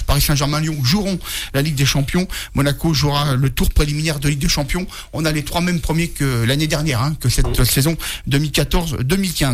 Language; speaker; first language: French; native; French